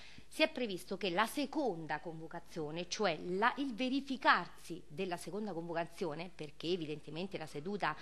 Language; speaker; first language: Italian; native; Italian